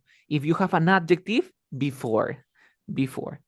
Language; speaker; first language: English; non-native, fluent; Spanish